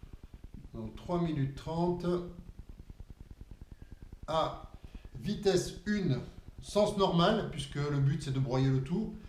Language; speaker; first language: French; native; French